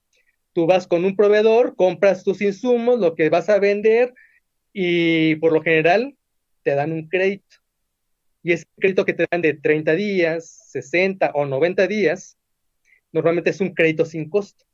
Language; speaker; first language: Spanish; native; Spanish